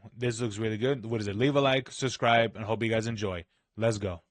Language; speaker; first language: English; native; English